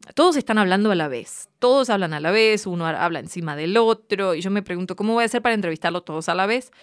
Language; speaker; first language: Spanish; native; Spanish